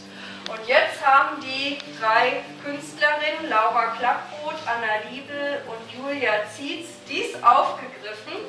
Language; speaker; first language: German; native; German